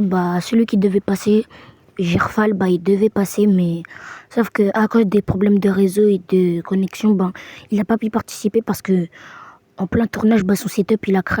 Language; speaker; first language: French; native; French